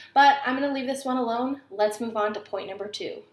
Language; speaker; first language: English; native; English